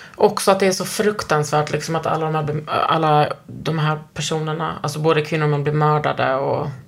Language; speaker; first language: Swedish; native; Swedish